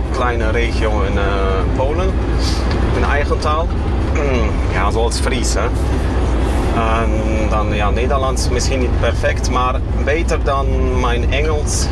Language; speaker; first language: Dutch; non-native, fluent; Kashubian